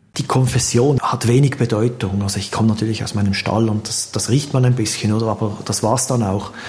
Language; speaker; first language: German; native; German